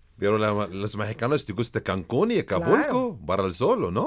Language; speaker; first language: Spanish; non-native, learner; Arabic